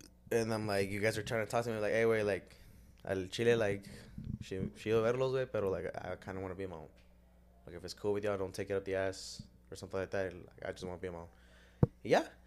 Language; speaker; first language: English; early bilingual, other home language; Spanish